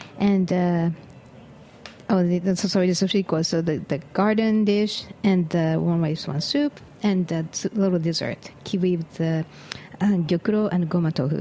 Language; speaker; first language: English; non-native, fluent; Japanese